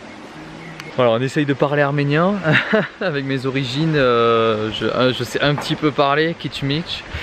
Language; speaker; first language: French; native; French